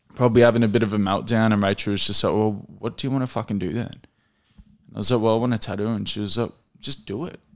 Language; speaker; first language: English; native; English